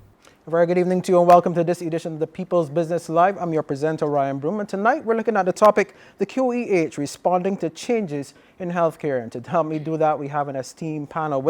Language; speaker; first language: English; native; English